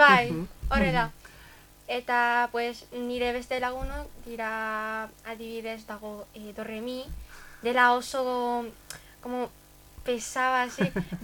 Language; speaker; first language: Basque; non-native, local second language; Spanish